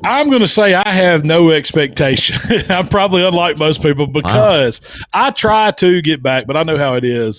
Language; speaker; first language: English; native; English